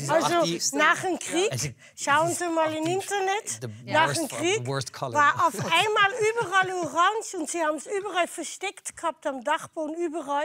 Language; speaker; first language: German; non-native, fluent; Dutch